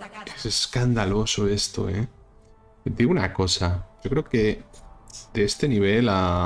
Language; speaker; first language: Spanish; native; Spanish